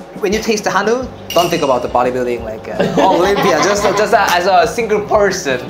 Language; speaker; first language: English; non-native, fluent; Korean